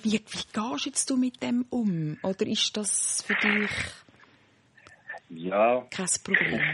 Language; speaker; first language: German; native; German